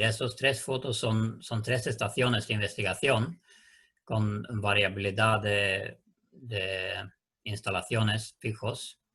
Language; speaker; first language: Spanish; non-native, learner; Swedish